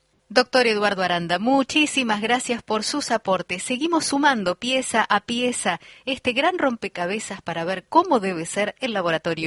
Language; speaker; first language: Spanish; native; Spanish